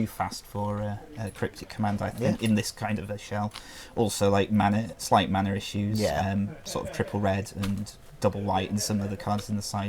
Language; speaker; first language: English; native; English